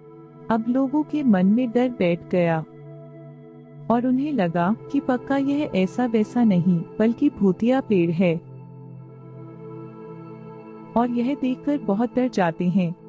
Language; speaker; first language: Hindi; native; Hindi